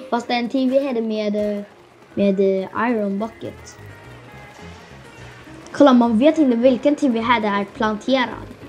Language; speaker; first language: Swedish; non-native, learner; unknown